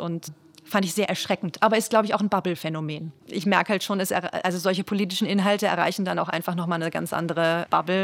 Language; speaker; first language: German; native; German